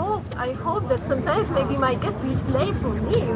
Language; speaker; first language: English; non-native, learner; Polish